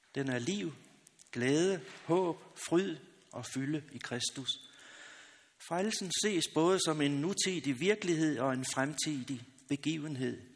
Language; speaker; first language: Danish; native; Danish